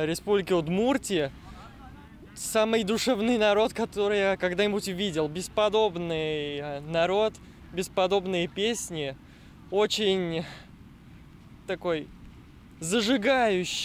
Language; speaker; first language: Russian; non-native, fluent; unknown